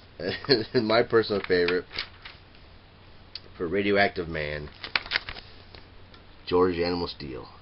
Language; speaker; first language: English; native; English